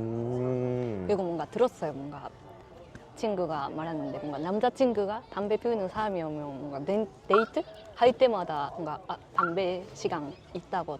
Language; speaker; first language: Korean; non-native, learner; Japanese